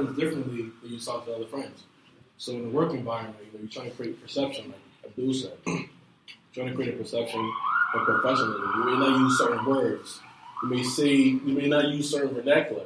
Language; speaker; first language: English; non-native, local second language; Akan